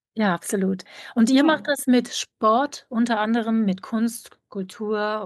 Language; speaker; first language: German; native; German